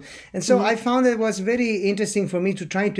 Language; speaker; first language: English; non-native, fluent; Italian